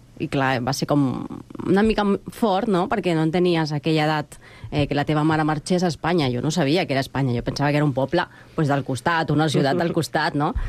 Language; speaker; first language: Catalan; non-native, fluent; Spanish